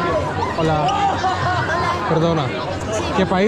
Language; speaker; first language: Spanish; non-native, learner; Swahili